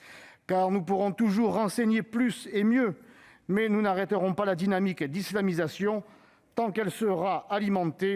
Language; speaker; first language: French; native; French